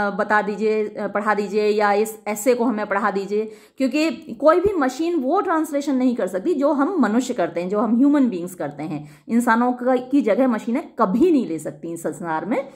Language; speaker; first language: Hindi; native; Hindi